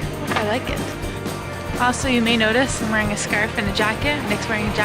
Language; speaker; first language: English; native; English